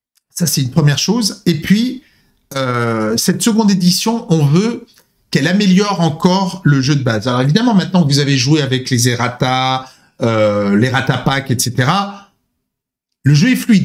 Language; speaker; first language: French; native; French